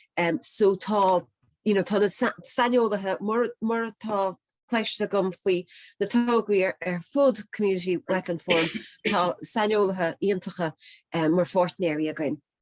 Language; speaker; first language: Irish; native; Irish